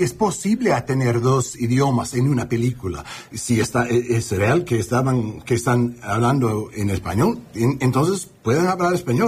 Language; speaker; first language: Spanish; non-native, learner; English